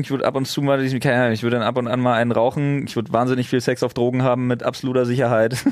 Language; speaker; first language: German; native; German